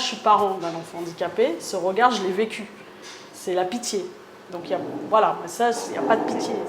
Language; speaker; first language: French; native; French